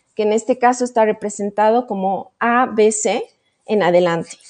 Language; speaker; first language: Spanish; native; Spanish